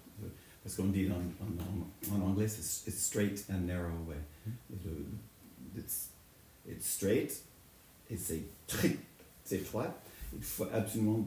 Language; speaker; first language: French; non-native, fluent; English